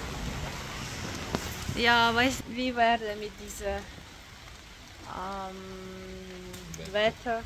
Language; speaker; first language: German; non-native, learner; Ukrainian